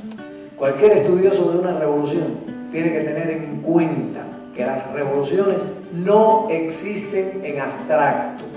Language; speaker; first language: Spanish; native; Spanish